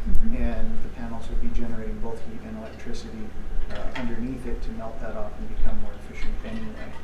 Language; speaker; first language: English; native; English